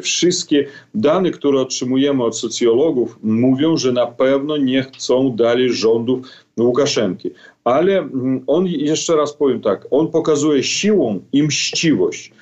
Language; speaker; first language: Polish; non-native, fluent; Belarusian